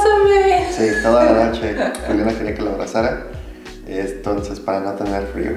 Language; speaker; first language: Spanish; native; Spanish